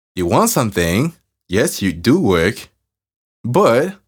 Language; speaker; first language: English; non-native, fluent; French